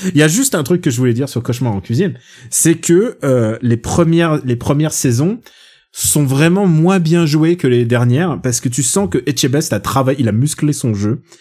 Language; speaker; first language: French; native; French